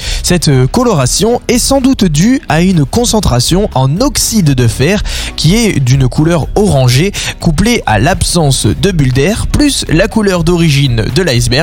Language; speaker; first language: French; native; French